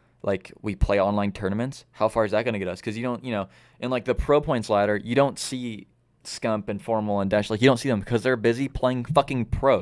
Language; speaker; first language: English; native; English